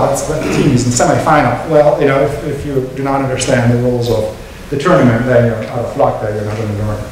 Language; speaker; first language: English; non-native, fluent; Italian